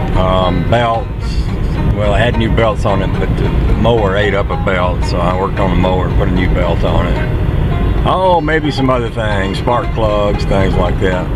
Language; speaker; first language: English; native; English